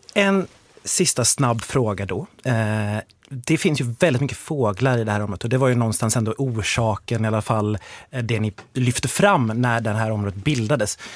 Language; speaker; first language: Swedish; native; Swedish